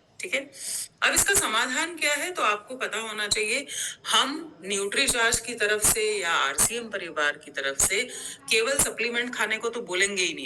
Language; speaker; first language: Hindi; non-native, local second language; Gujarati